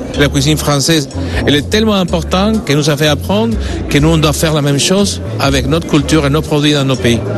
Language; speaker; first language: French; non-native, fluent; Spanish